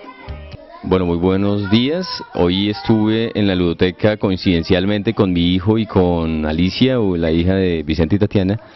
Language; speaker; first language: Spanish; native; Spanish